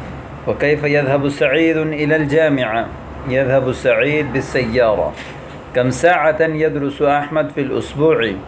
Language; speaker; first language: Arabic; non-native, fluent; Urdu